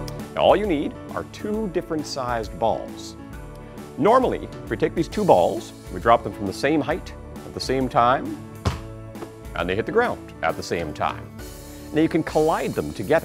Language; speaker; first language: English; native; English